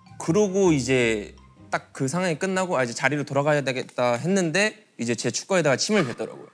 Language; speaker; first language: Korean; native; Korean